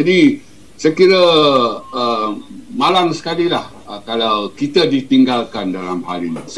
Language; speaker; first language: Malay; native; Malay